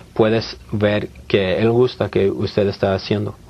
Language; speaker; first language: Spanish; early bilingual, heritage; Spanish